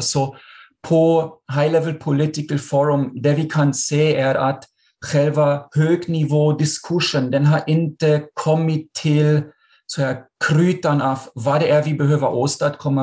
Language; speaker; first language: Swedish; non-native, fluent; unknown